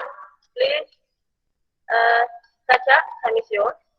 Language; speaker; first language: English; non-native, fluent; Indonesian